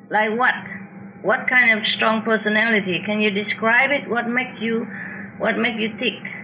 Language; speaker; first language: English; non-native, fluent; Vietnamese